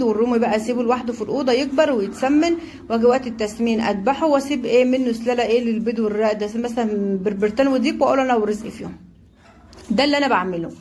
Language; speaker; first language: Arabic; native; Arabic